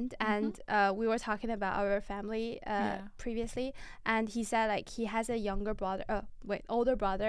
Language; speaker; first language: English; non-native, fluent; Chinese